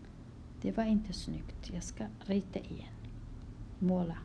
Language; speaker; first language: Swedish; non-native, fluent; Kurdish